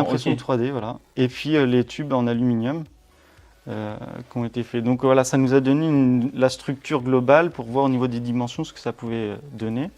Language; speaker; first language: French; native; French